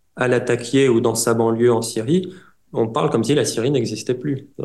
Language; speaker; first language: French; native; French